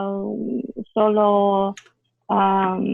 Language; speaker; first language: Spanish; non-native, fluent; Russian